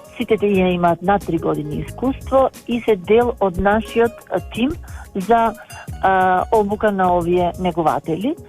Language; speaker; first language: Macedonian; non-native, local second language; Albanian